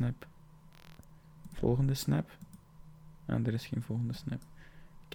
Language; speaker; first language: Dutch; native; Dutch